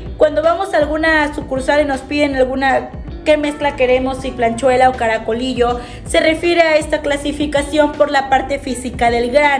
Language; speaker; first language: Spanish; native; Spanish